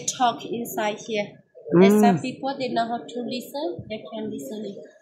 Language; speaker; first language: English; non-native, learner; Hmong